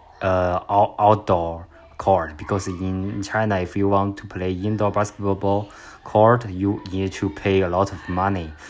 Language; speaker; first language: English; non-native, learner; Chinese